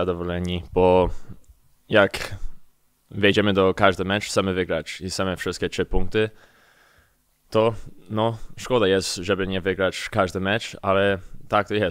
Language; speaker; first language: Polish; early bilingual, heritage; English